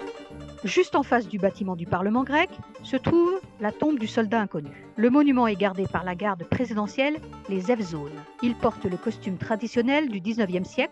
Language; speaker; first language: French; native; French